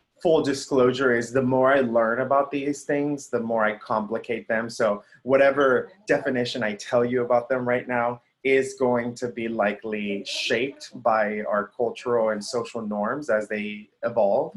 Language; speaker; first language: English; early bilingual, other home language; Spanish